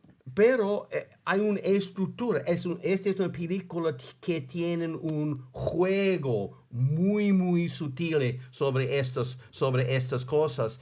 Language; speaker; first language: Spanish; non-native, fluent; English